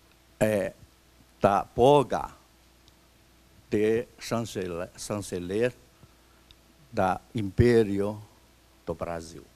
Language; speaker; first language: Portuguese; non-native, fluent; Chinese